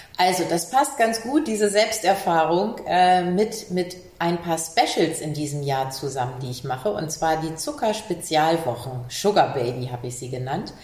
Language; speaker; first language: German; native; German